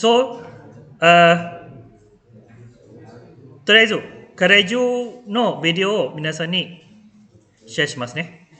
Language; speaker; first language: Japanese; non-native, fluent; Malay